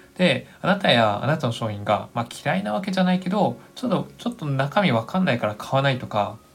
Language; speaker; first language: Japanese; native; Japanese